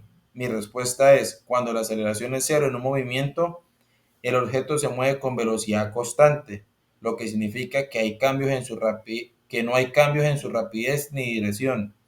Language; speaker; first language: Spanish; native; Spanish